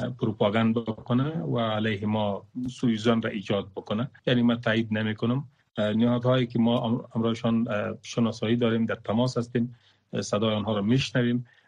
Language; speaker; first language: Persian; non-native, local second language; Pashto